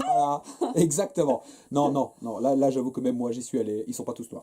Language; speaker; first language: French; native; French